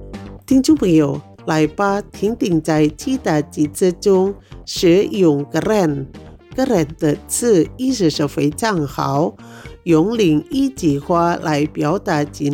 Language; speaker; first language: Chinese; non-native, fluent; Indonesian